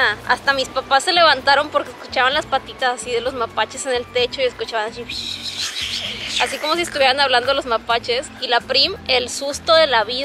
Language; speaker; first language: Spanish; native; Spanish